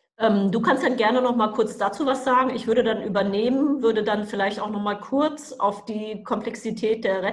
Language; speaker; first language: German; native; German